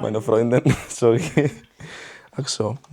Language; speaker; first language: German; non-native, learner; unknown